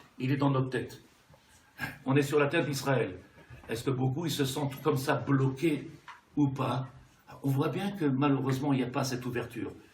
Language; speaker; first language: French; native; French